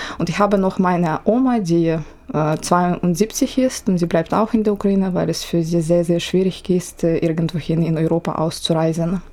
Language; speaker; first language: German; non-native, fluent; Ukrainian